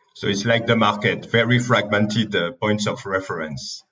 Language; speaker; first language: English; non-native, fluent; French